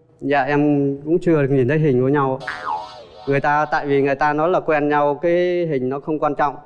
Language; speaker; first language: Vietnamese; native; Vietnamese